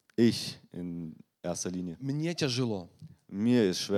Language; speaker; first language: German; non-native, learner; Russian